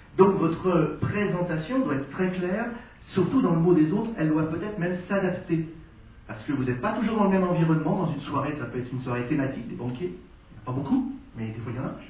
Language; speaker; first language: French; native; French